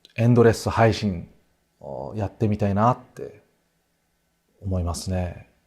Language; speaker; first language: Japanese; non-native, fluent; Korean